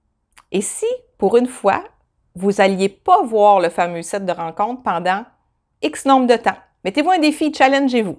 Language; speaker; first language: French; native; French